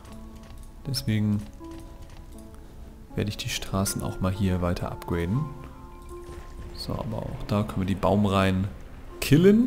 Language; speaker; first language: German; native; German